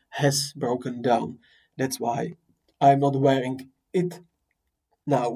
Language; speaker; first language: English; non-native, fluent; Czech